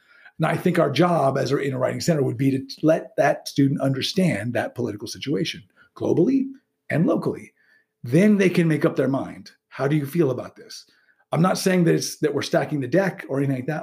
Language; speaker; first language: English; native; English